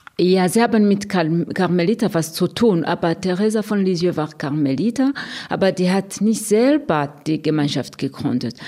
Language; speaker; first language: German; non-native, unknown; Rundi